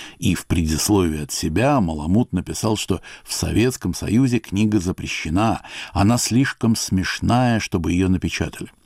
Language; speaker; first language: Russian; native; Russian